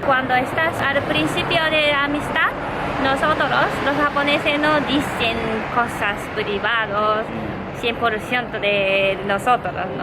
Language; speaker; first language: Spanish; non-native, learner; Japanese